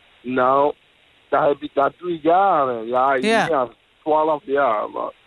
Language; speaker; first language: Dutch; non-native, fluent; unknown